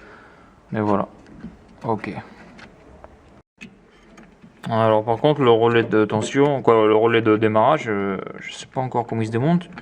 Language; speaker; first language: French; native; French